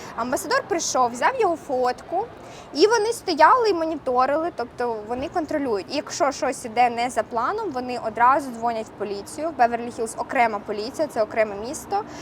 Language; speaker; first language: Ukrainian; non-native, local second language; Russian